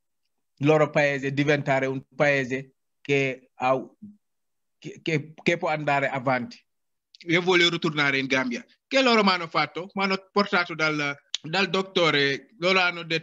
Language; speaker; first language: Italian; non-native, learner; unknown